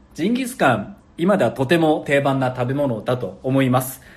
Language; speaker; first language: Japanese; native; Japanese